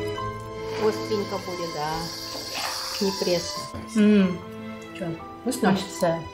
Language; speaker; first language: Russian; non-native, local second language; Korean